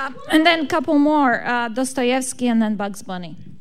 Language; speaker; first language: English; early bilingual, other home language; Polish